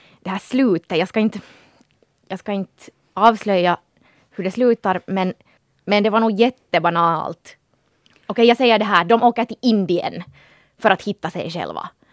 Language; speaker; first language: Swedish; native; Swedish